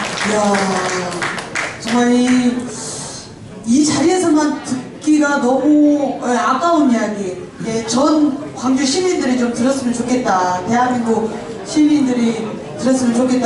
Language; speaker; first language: Korean; native; Korean